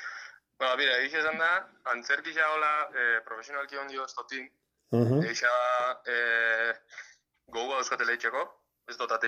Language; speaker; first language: Basque; native; Basque